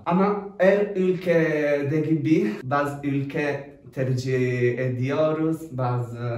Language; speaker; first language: Turkish; non-native, learner; Italian